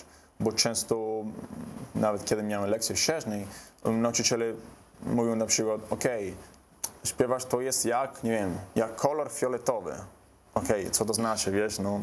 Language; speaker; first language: Polish; non-native, learner; Italian